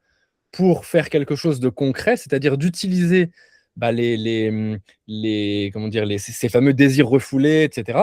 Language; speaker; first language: French; native; French